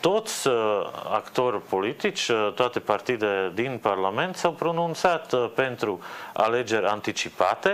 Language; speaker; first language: Romanian; non-native, fluent; Slovak